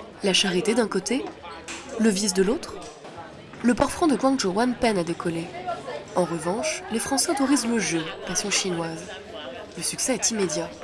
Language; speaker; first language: French; native; French